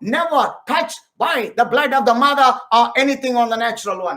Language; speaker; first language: English; non-native, local second language; Telugu